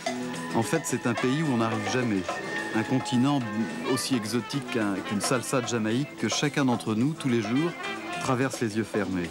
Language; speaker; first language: French; native; French